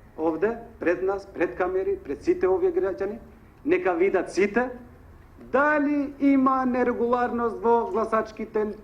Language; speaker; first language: Macedonian; non-native, local second language; Albanian